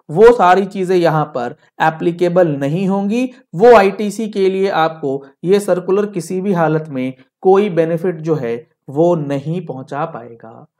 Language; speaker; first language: Hindi; native; Hindi